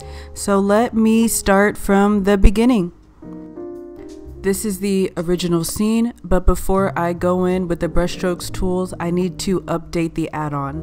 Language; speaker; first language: English; native; English